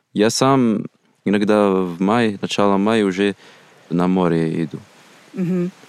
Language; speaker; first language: Russian; non-native, fluent; Arabic